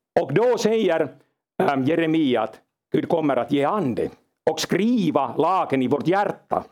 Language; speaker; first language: Swedish; non-native, local second language; Finnish